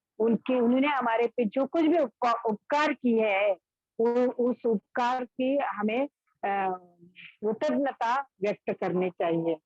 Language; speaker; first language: Hindi; non-native, local second language; Marathi